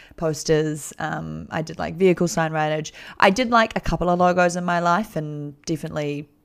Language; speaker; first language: English; native; English